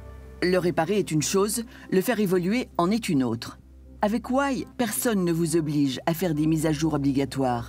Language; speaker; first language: French; native; French